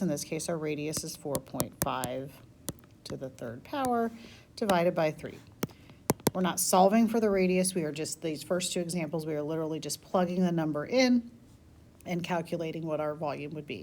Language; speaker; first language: English; native; English